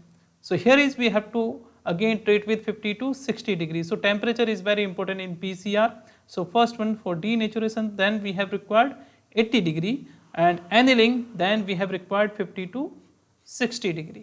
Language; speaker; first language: English; non-native, local second language; Hindi